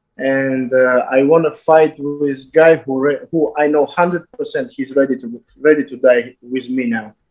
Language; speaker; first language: English; non-native, learner; Azerbaijani